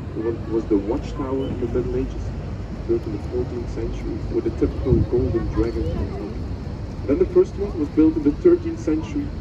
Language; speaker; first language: English; non-native, fluent; Dutch